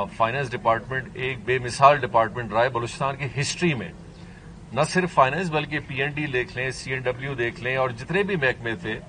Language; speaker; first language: Urdu; non-native, local second language; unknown